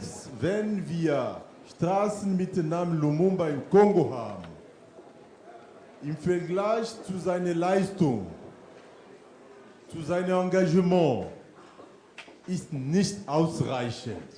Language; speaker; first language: German; non-native, fluent; French